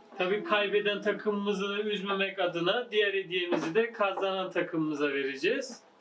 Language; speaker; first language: Turkish; native; Turkish